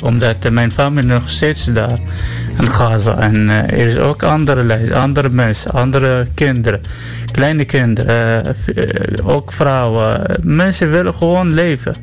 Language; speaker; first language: Dutch; non-native, learner; Arabic